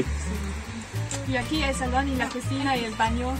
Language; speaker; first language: Italian; non-native, learner; German